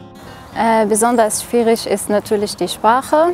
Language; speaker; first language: German; non-native, fluent; Arabic